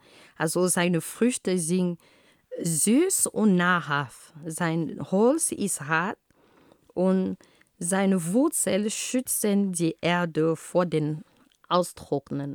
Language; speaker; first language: German; non-native, fluent; Ghomala